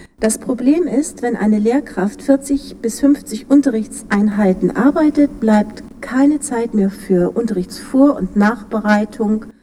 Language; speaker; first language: German; native; German